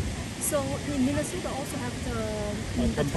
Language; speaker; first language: English; non-native, learner; Chinese